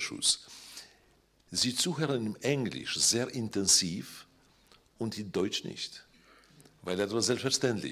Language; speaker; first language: German; non-native, fluent; Polish